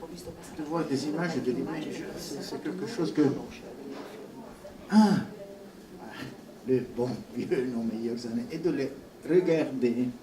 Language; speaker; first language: French; non-native, fluent; Italian